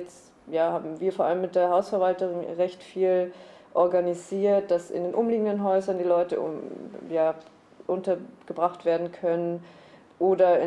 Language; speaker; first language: German; native; German